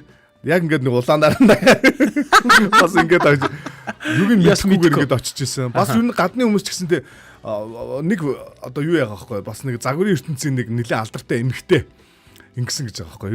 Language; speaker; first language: Mongolian; native; Mongolian